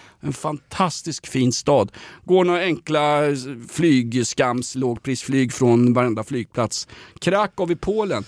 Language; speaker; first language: Swedish; native; Swedish